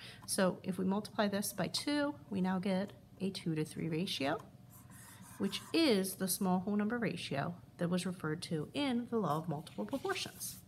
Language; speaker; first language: English; native; English